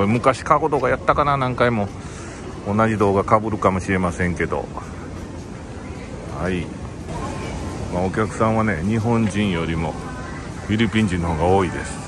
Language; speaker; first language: Japanese; native; Japanese